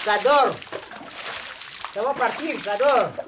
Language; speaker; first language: French; non-native, learner; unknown